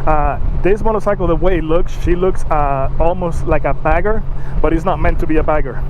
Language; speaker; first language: English; native; English